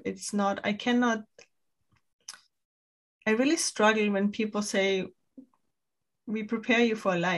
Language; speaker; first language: English; non-native, fluent; German